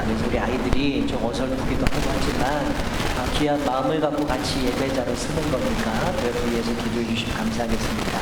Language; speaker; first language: Korean; native; Korean